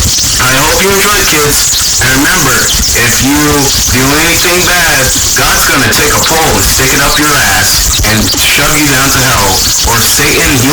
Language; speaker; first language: English; native; English